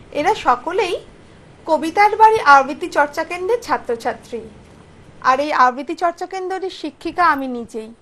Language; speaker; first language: Bangla; native; Bangla